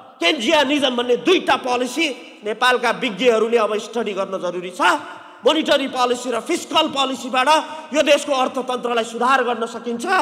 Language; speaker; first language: Nepali; native; Nepali